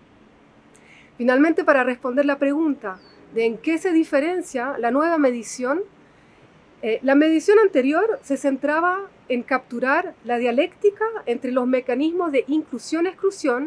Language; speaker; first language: Spanish; native; Spanish